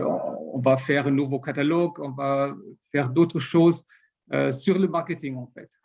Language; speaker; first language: French; non-native, learner; German